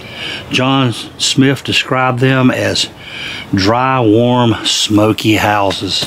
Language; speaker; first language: English; native; English